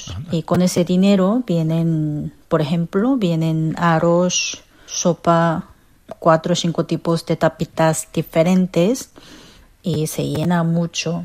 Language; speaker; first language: Spanish; non-native, fluent; Korean